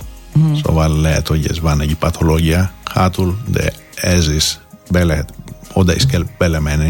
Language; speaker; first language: Hungarian; non-native, learner; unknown